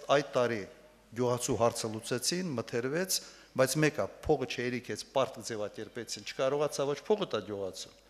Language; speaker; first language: Armenian; native; Armenian